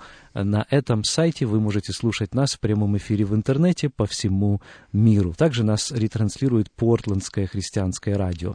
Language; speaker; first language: Russian; native; Russian